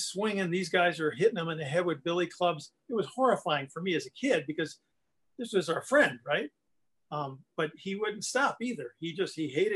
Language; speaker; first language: English; native; English